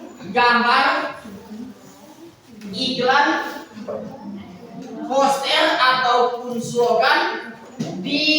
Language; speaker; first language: Indonesian; native; Indonesian